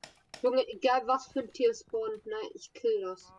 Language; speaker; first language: German; native; German